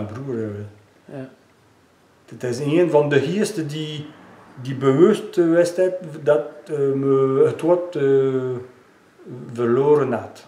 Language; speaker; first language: Dutch; non-native, local second language; French